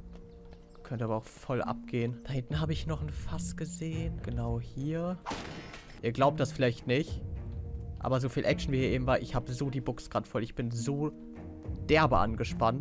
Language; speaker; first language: German; native; German